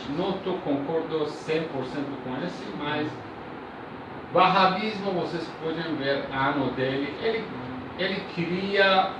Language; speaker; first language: Portuguese; non-native, learner; Persian